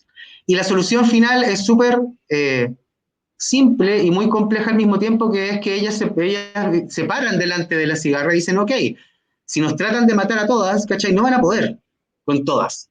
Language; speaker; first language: Spanish; native; Spanish